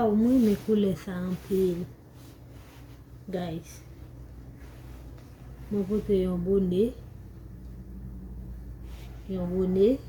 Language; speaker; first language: French; non-native, learner; Haitian Creole